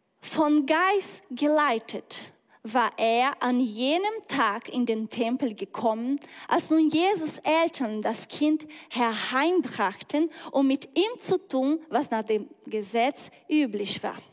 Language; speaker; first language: German; non-native, learner; Portuguese